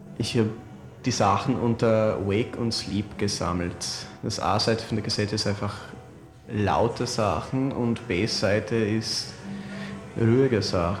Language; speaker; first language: German; non-native, fluent; English